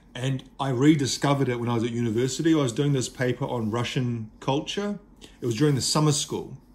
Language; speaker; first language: English; native; English